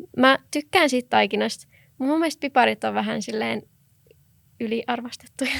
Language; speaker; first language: Finnish; native; Finnish